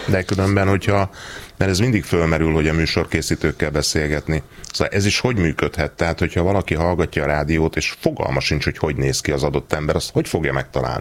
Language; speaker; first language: Hungarian; native; Hungarian